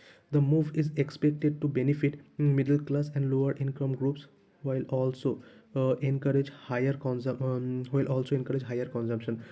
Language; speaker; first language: English; non-native, local second language; Bangla